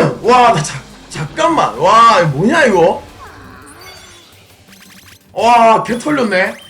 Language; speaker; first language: Korean; native; Korean